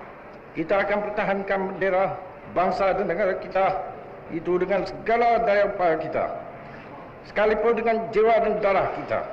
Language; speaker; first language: Malay; native; Malay